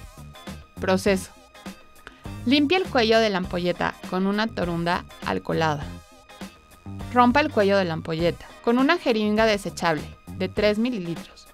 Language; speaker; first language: Spanish; native; Spanish